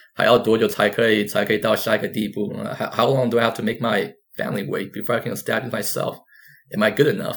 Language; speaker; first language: English; non-native, fluent; Chinese